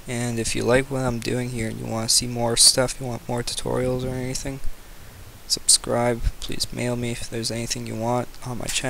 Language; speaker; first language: English; native; English